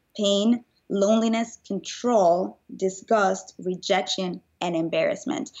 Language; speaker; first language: English; non-native, fluent; Spanish